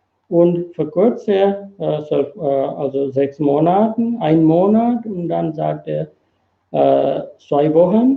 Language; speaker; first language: German; non-native, fluent; Sinhala